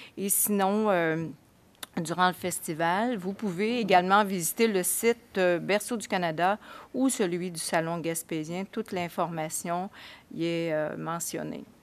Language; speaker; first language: French; native; French